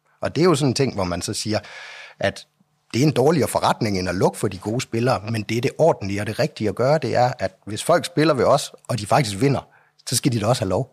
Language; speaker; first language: Danish; native; Danish